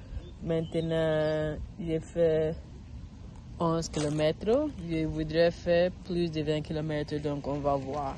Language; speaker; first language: French; non-native, learner; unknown